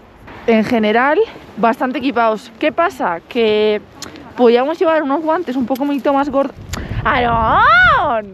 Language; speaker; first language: Spanish; native; Spanish